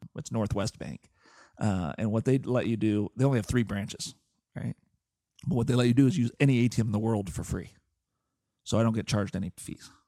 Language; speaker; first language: English; native; English